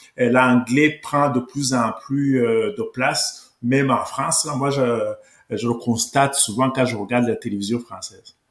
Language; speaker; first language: French; non-native, local second language; Kinyarwanda